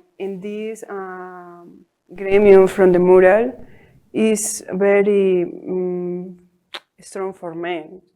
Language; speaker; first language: English; non-native, learner; Spanish